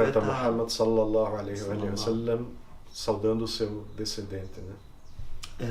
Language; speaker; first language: Portuguese; native; Portuguese